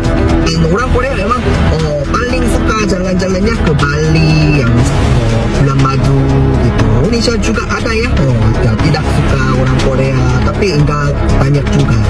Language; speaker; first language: Indonesian; non-native, fluent; Korean